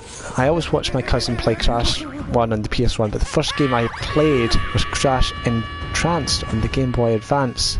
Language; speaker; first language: English; native; English